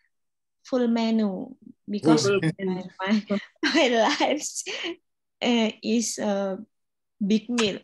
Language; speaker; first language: English; non-native, learner; Indonesian